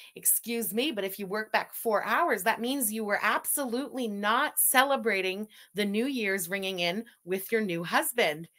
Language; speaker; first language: English; early bilingual, other home language; French